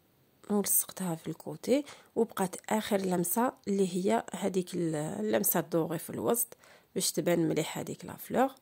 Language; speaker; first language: Arabic; native; Arabic